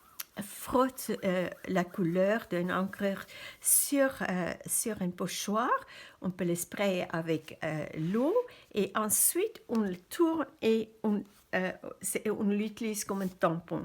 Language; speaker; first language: French; non-native, fluent; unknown